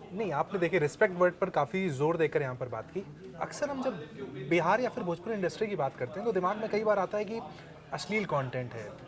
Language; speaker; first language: Hindi; native; Hindi